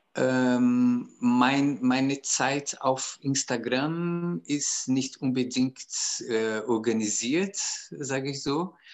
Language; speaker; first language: German; non-native, fluent; Portuguese